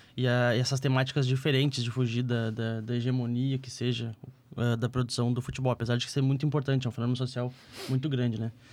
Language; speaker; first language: Portuguese; native; Portuguese